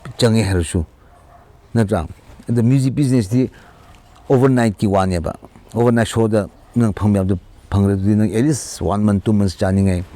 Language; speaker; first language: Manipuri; non-native, local second language; Tangkhul Naga (India)